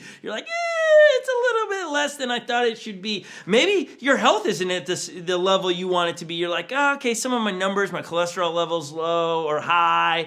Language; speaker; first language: English; native; English